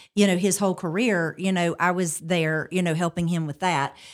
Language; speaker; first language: English; native; English